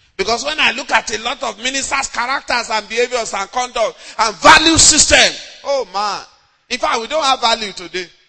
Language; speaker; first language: English; non-native, local second language; Yoruba